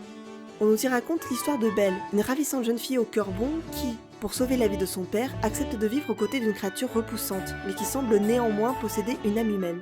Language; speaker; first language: French; native; French